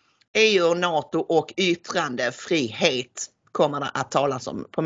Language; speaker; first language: Swedish; native; Swedish